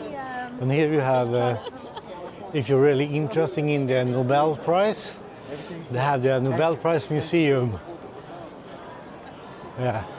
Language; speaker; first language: English; non-native, fluent; Swedish